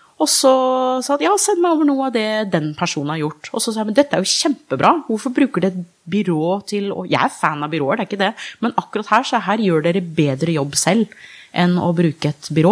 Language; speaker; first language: Norwegian; early bilingual, other home language; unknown